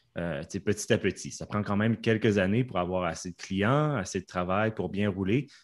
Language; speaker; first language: French; native; French